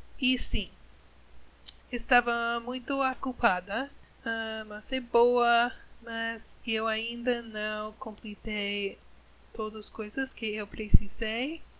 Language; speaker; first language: Portuguese; non-native, learner; English